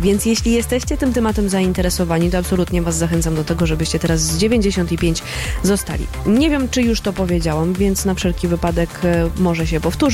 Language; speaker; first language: Polish; native; Polish